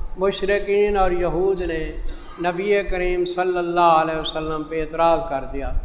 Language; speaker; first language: Urdu; non-native, local second language; Saraiki